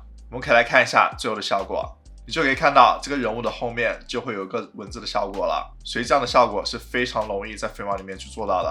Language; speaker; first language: Chinese; native; Chinese